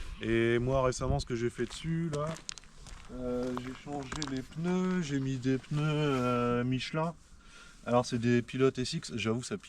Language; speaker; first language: French; native; French